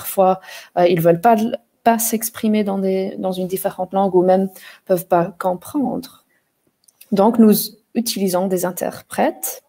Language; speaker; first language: French; non-native, fluent; English